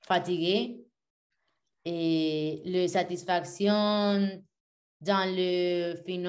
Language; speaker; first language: French; non-native, learner; Spanish